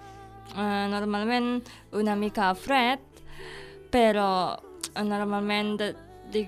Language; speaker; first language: Catalan; non-native, learner; Indonesian